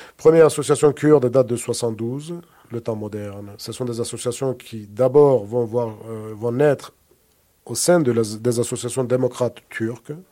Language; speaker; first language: French; non-native, fluent; Kurdish